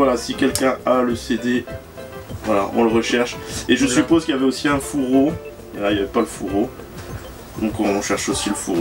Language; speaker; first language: French; native; French